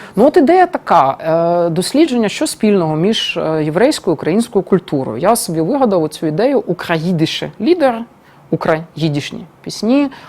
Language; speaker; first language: Ukrainian; non-native, local second language; Russian